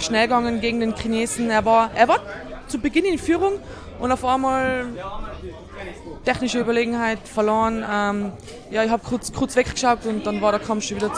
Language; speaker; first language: German; native; German